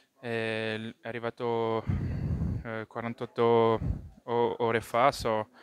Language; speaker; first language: Italian; non-native, local second language; French